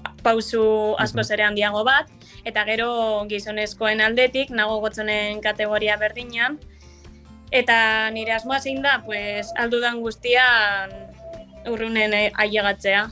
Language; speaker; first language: Basque; non-native, local second language; Spanish